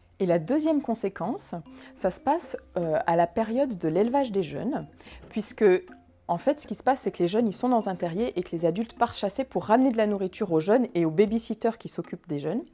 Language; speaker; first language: French; native; French